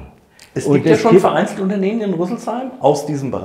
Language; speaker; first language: German; native; German